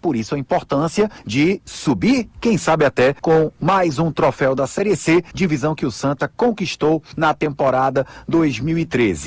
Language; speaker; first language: Portuguese; native; Portuguese